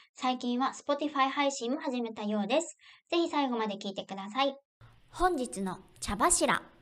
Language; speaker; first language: Japanese; native; Japanese